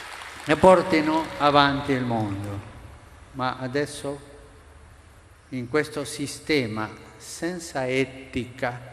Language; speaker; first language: Italian; non-native, fluent; Spanish